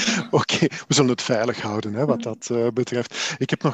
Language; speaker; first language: Dutch; native; Dutch